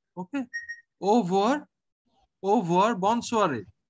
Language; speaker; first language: French; non-native, fluent; Bangla